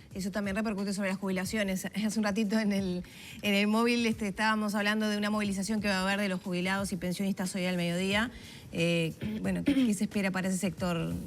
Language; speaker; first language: Spanish; native; Spanish